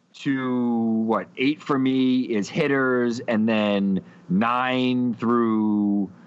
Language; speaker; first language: English; native; English